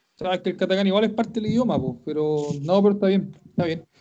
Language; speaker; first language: Spanish; native; Spanish